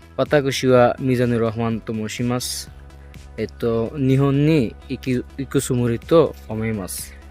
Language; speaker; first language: Japanese; non-native, learner; Bangla